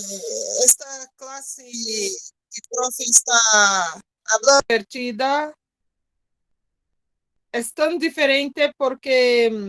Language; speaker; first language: Spanish; non-native, learner; Portuguese